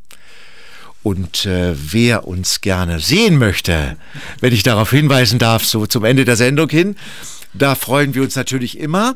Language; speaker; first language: German; native; German